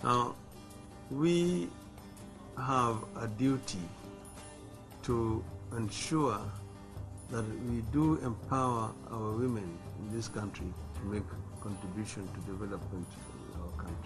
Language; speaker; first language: English; non-native, local second language; Luo (Kenya and Tanzania)